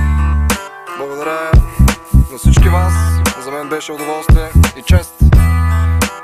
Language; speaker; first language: Bulgarian; native; Bulgarian